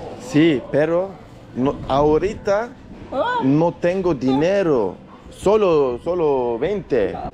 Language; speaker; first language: Spanish; non-native, learner; Turkish